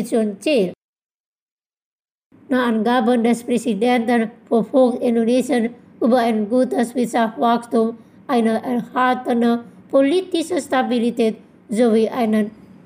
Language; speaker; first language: German; non-native, fluent; Indonesian